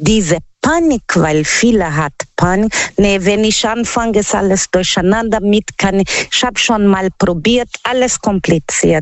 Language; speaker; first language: German; non-native, fluent; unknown